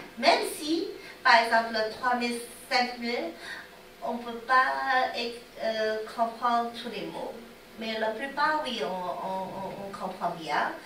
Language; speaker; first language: French; non-native, learner; Chinese